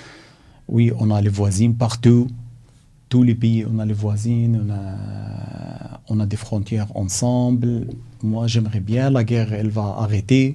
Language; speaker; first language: French; non-native, learner; Arabic